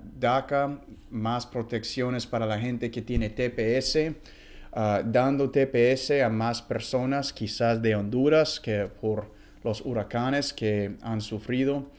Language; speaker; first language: Spanish; non-native, fluent; English